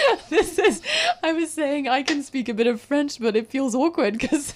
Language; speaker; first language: English; non-native, fluent; French